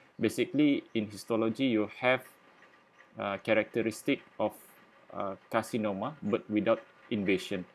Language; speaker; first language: English; non-native, local second language; Malay